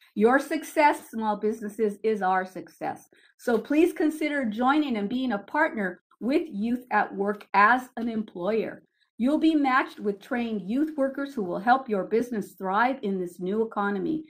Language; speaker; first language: English; early bilingual, other home language; Spanish